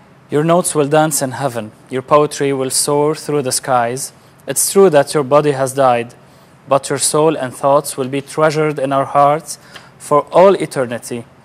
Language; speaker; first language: English; non-native, local second language; Arabic